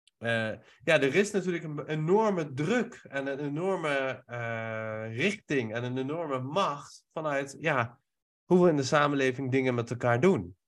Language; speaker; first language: Dutch; early bilingual, other home language; Persian